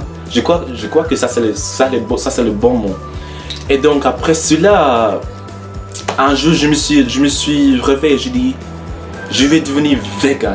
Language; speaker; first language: French; non-native, learner; English